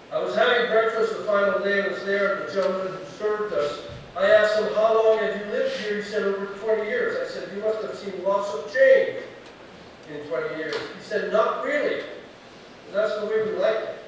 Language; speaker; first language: English; native; English